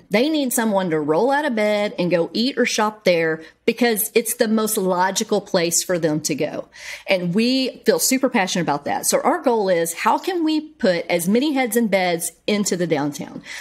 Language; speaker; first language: English; native; English